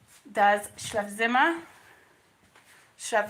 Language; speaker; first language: German; non-native, learner; English